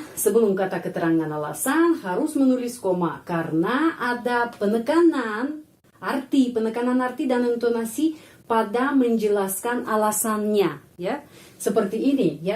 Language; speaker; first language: Indonesian; non-native, fluent; Russian